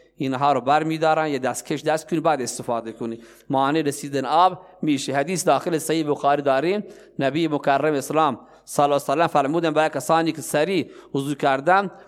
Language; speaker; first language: Persian; non-native, local second language; Baluchi